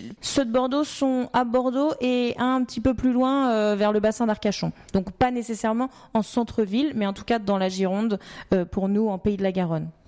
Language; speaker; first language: French; native; French